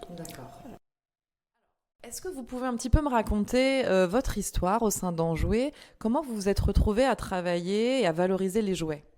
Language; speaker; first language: French; native; French